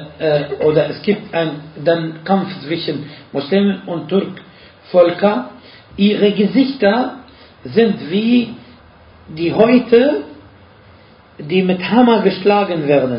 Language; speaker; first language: German; non-native, fluent; Arabic